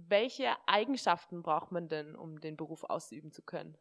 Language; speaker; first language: German; native; German